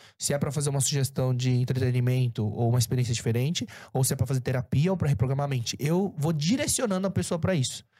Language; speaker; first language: Portuguese; early bilingual, other home language; Korean